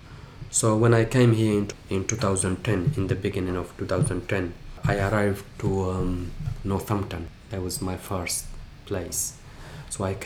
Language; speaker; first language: English; early bilingual, other home language; Persian